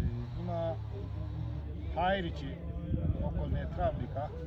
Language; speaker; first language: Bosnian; early bilingual, heritage; Bosnian